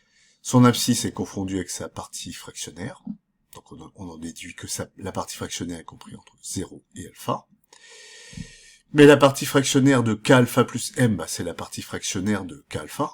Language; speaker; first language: French; native; French